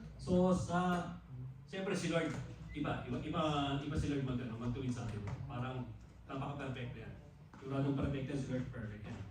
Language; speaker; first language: Filipino; non-native, local second language; Waray